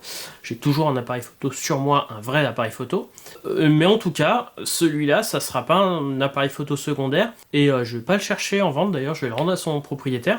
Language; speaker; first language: French; native; French